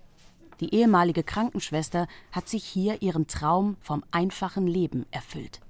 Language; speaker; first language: German; native; German